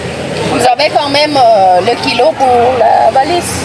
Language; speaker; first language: French; non-native, fluent; Thai